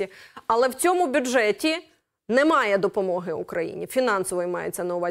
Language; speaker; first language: Ukrainian; native; Ukrainian